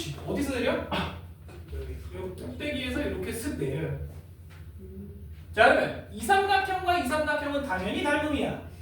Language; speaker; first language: Korean; native; Korean